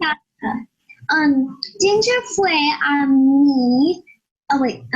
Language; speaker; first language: Spanish; non-native, learner; English